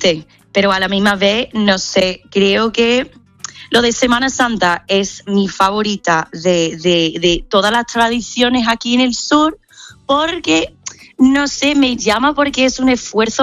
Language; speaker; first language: Spanish; non-native, fluent; English